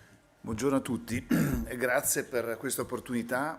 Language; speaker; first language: Italian; native; Italian